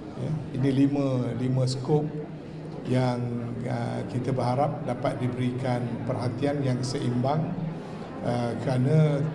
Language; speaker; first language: Malay; native; Malay